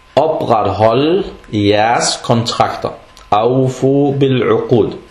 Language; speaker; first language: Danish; early bilingual, other home language; Arabic